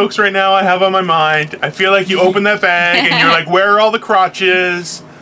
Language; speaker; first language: English; native; English